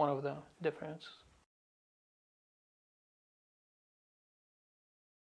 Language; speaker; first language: English; non-native, fluent; Arabic